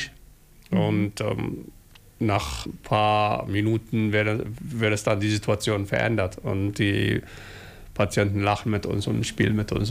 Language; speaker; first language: German; non-native, fluent; Somali